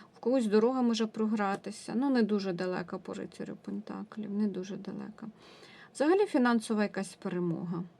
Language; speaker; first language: Ukrainian; non-native, local second language; Russian